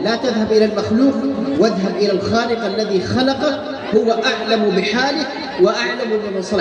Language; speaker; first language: Arabic; native; Arabic